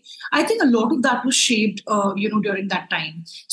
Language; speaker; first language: English; non-native, local second language; Hindi